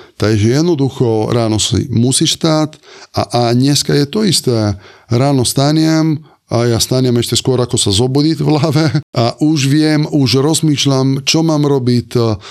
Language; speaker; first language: Slovak; non-native, fluent; Italian